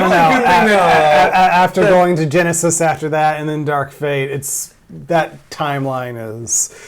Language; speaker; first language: English; native; English